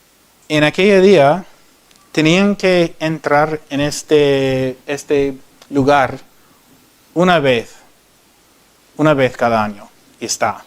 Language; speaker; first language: Spanish; non-native, learner; English